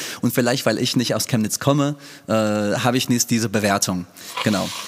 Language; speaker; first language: German; non-native, fluent; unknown